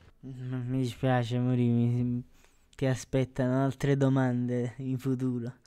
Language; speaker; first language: Italian; native; Italian